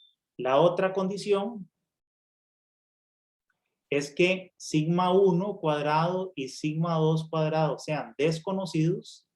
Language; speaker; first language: Spanish; native; Spanish